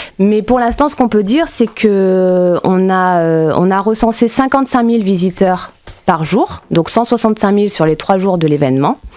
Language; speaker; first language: French; native; French